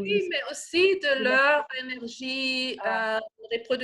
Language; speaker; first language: French; non-native, learner; German